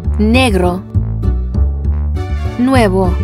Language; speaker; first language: Spanish; non-native, learner; English